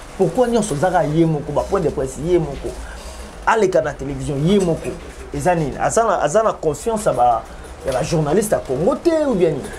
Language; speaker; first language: Lingala; native; Lingala